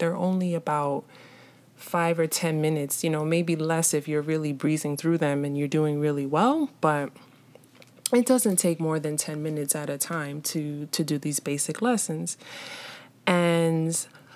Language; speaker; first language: English; native; English